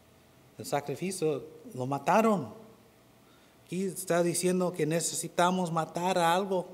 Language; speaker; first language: Spanish; non-native, fluent; English